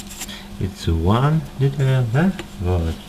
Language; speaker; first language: English; non-native, learner; Russian